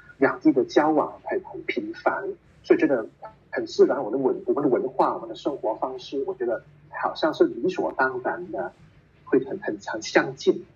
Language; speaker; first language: Chinese; non-native, local second language; Cantonese